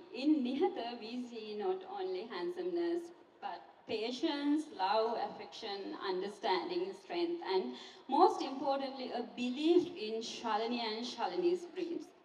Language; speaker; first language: English; non-native, local second language; Sinhala